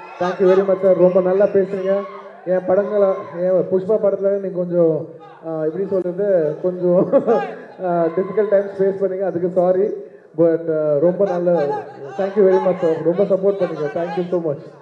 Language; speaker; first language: Tamil; non-native, local second language; Telugu